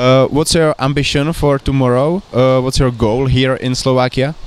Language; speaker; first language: English; non-native, fluent; Czech